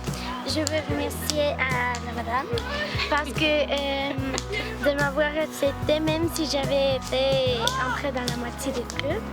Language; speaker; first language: French; non-native, learner; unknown